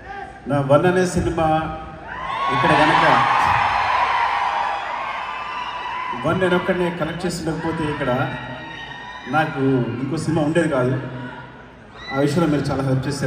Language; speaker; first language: Telugu; native; Telugu